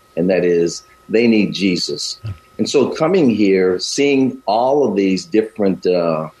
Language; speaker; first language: English; native; English